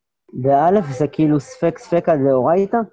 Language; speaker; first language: Hebrew; native; Hebrew